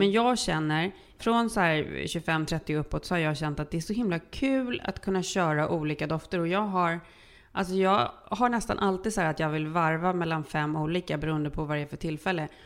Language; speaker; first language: Swedish; native; Swedish